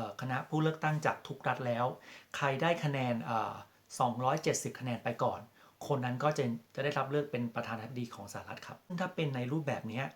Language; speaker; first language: Thai; native; Thai